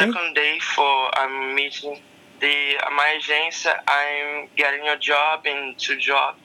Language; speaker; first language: English; non-native, learner; Portuguese